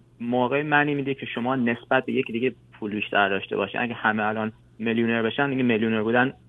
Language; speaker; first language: Persian; early bilingual, heritage; Persian